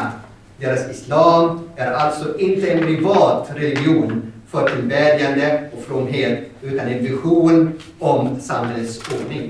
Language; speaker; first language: Swedish; non-native, fluent; Arabic